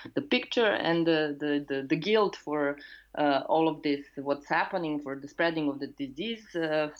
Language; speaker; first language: English; non-native, fluent; Serbian